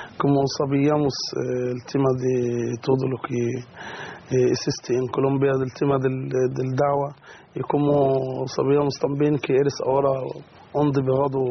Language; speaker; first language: Spanish; non-native, learner; Arabic